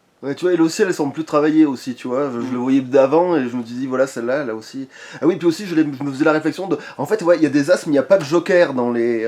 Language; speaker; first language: French; native; French